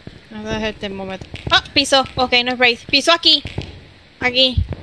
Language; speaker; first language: Spanish; native; Spanish